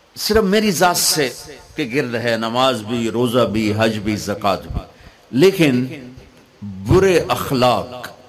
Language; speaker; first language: Urdu; non-native, local second language; Punjabi